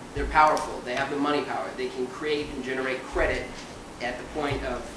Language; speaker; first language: English; native; English